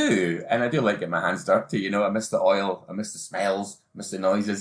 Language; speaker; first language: English; native; English